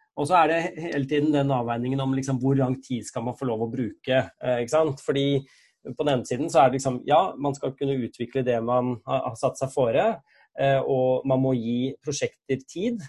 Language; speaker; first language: Norwegian; native; Norwegian